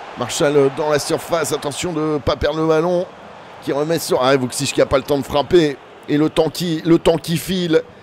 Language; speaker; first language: French; native; French